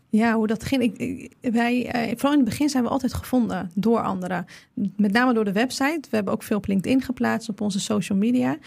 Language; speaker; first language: Dutch; early bilingual, other home language; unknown